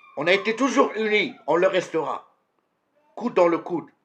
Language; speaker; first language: French; non-native, local second language; Arabic